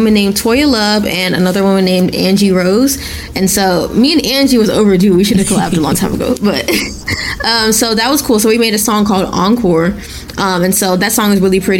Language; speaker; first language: English; non-native, local second language; Yoruba